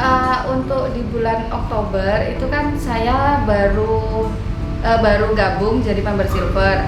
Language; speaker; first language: Indonesian; native; Indonesian